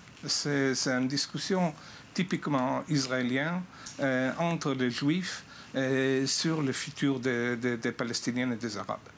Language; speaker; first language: French; non-native, fluent; Hebrew